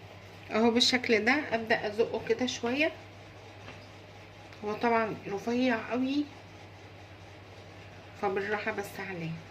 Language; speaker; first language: Arabic; native; Arabic